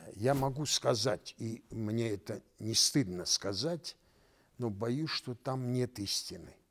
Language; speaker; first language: Russian; non-native, local second language; Armenian